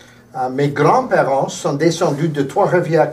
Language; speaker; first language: French; early bilingual, heritage; English